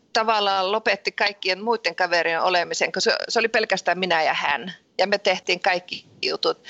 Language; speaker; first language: Finnish; early bilingual, heritage; Finnish